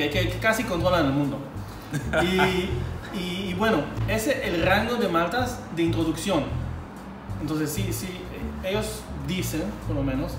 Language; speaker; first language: Spanish; non-native, fluent; Hebrew